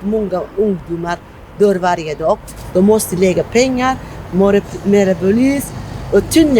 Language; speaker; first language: Swedish; non-native, learner; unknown